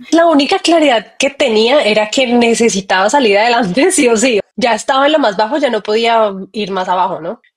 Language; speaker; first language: Spanish; native; Spanish